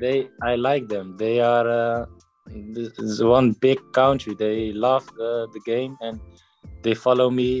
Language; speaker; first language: English; non-native, fluent; Dutch